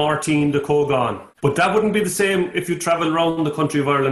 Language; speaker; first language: English; native; English